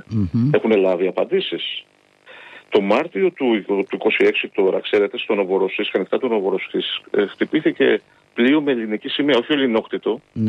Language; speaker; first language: Greek; native; Greek